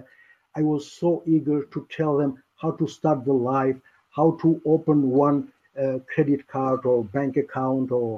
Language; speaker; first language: English; non-native, fluent; Albanian